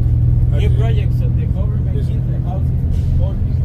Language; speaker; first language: English; non-native, learner; Spanish